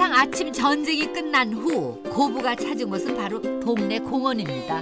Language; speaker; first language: Korean; native; Korean